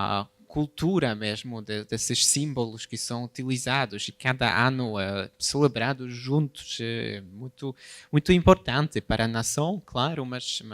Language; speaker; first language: Portuguese; non-native, fluent; Polish